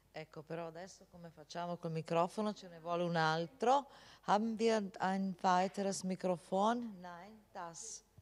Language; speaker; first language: Italian; native; Italian